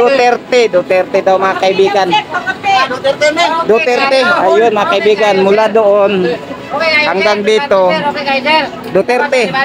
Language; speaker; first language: Filipino; non-native, local second language; Cebuano